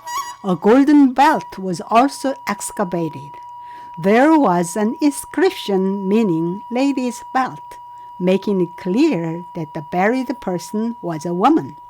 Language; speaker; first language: English; non-native, fluent; Korean